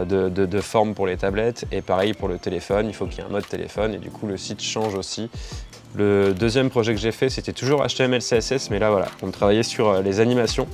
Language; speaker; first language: French; native; French